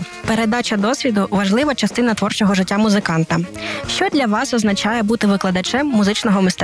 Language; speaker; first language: Ukrainian; native; Ukrainian